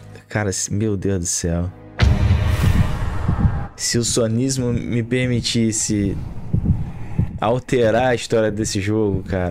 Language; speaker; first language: Portuguese; native; Portuguese